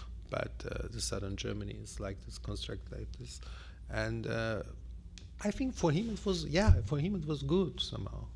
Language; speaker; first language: English; non-native, fluent; Turkish